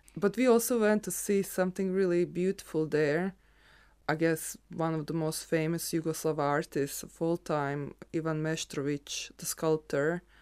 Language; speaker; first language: English; non-native, fluent; Serbian